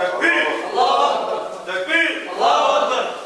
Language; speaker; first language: Arabic; native; Arabic